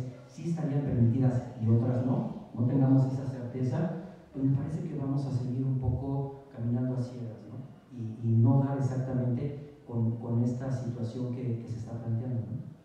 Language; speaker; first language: Spanish; native; Spanish